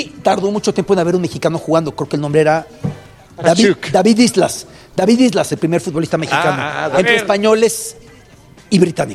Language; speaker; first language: Spanish; native; Spanish